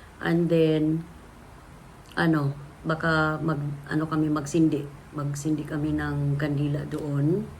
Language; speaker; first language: Filipino; native; Filipino